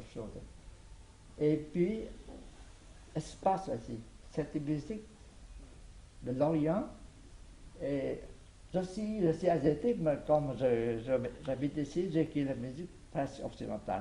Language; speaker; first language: French; non-native, fluent; Vietnamese